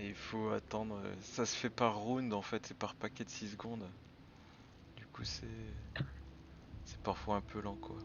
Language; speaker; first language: French; native; French